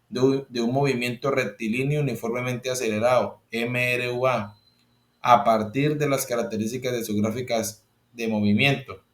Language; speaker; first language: Spanish; native; Spanish